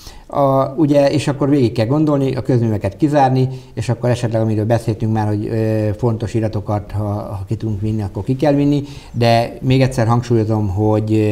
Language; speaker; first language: Hungarian; native; Hungarian